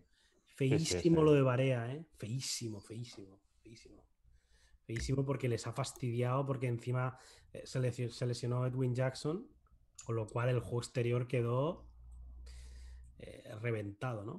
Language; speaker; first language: Spanish; native; Spanish